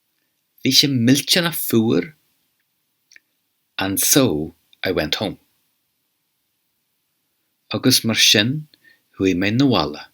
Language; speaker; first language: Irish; non-native, fluent; English